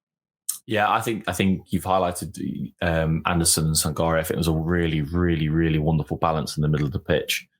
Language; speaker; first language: English; native; English